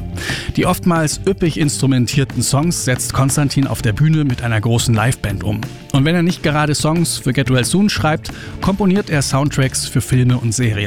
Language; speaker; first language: German; native; German